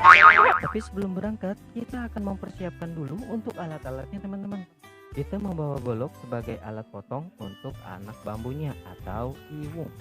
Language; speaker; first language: Indonesian; non-native, local second language; Sundanese